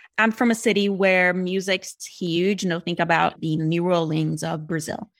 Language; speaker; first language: English; non-native, fluent; Portuguese